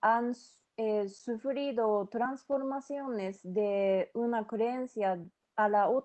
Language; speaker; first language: Spanish; non-native, fluent; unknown